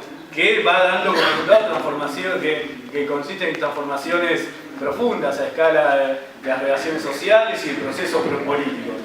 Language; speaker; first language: Spanish; native; Spanish